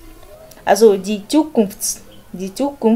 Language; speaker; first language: German; non-native, fluent; French